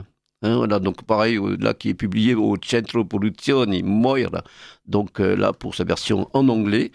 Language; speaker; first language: French; native; French